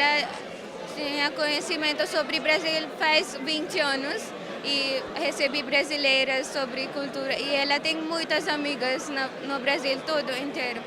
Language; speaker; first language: Portuguese; non-native, learner; Marathi